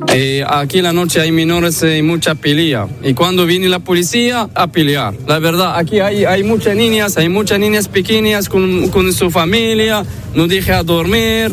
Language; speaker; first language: Spanish; non-native, learner; Arabic